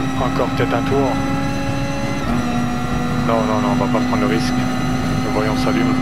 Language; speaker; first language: French; native; French